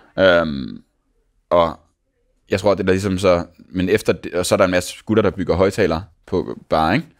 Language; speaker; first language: Danish; native; Danish